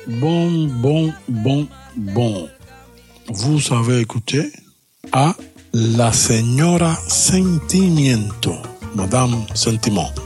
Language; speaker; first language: French; non-native, learner; Spanish